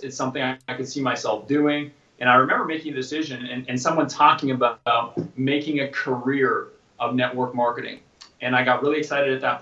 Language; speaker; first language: English; native; English